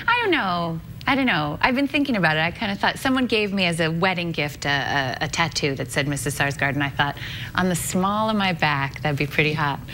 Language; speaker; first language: English; native; English